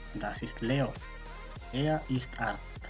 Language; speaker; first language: German; non-native, fluent; Macedonian